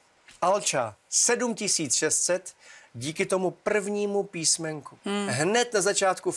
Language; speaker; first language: Czech; native; Czech